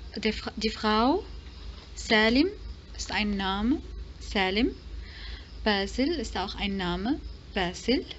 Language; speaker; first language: German; non-native, fluent; Arabic